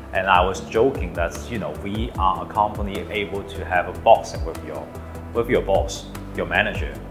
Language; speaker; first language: English; non-native, fluent; Danish